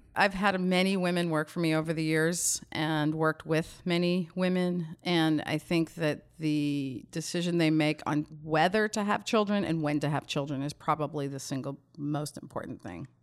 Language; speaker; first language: English; native; English